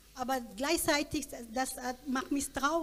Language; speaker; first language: German; non-native, learner; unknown